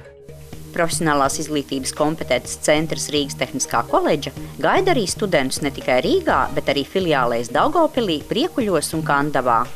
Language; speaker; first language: Latvian; native; Latvian